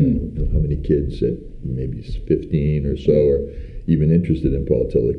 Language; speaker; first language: English; native; English